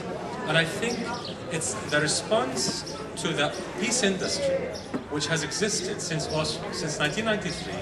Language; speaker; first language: English; non-native, fluent; Arabic